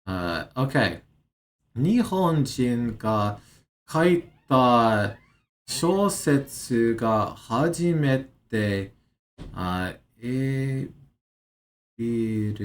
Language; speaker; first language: Japanese; non-native, learner; English